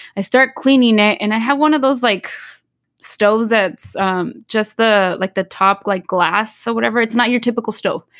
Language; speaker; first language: English; early bilingual, other home language; Spanish